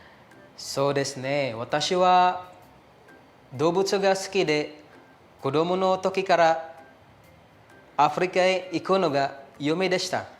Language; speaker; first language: Japanese; non-native, fluent; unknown